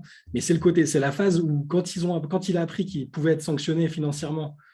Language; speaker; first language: French; native; French